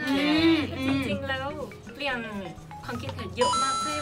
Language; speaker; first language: Thai; non-native, learner; Korean